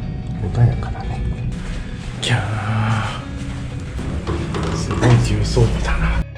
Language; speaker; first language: Japanese; native; Japanese